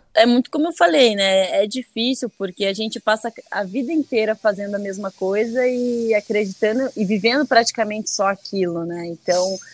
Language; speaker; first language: Portuguese; native; Portuguese